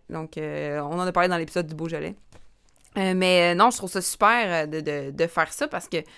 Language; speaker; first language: French; native; French